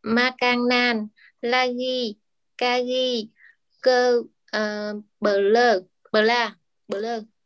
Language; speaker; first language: Indonesian; non-native, learner; Vietnamese